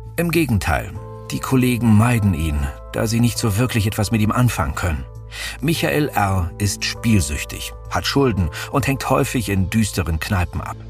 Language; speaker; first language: German; native; German